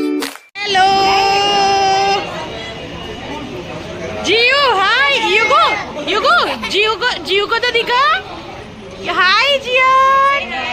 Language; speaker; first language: Hindi; non-native, local second language; Gujarati